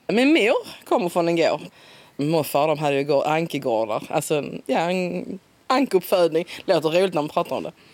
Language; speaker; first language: Swedish; native; Swedish